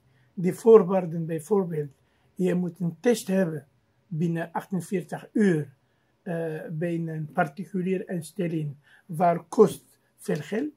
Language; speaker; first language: Dutch; non-native, fluent; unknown